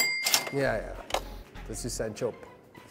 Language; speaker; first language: German; non-native, learner; English